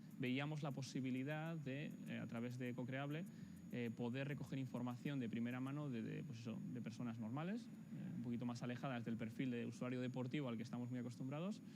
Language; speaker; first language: Spanish; native; Spanish